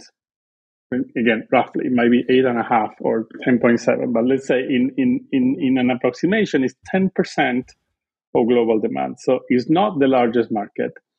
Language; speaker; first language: English; non-native, fluent; Spanish